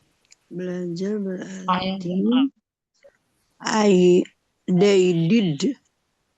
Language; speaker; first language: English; non-native, learner; Indonesian